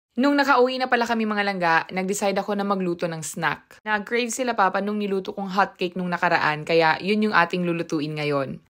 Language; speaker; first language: Filipino; non-native, local second language; Cebuano